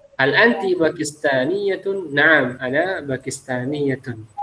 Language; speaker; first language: Arabic; non-native, fluent; Indonesian